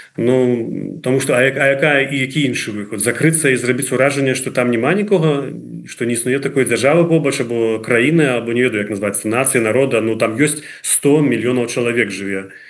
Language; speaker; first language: Belarusian; non-native, local second language; Russian